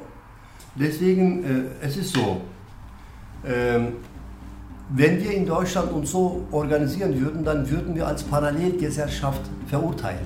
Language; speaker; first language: German; non-native, fluent; Turkish